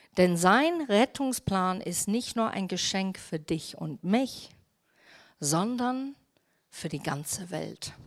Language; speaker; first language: German; non-native, fluent; English